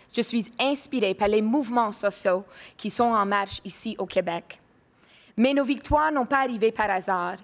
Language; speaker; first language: French; non-native, local second language; English